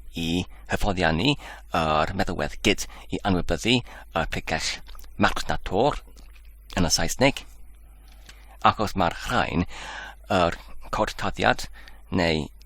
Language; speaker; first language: Welsh; non-native, learner; English